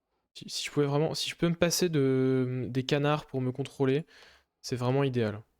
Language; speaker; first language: French; native; French